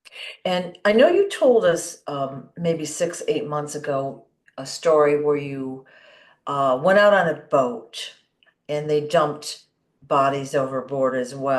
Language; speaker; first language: English; native; English